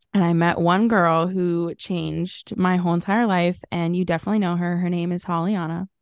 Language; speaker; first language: English; native; English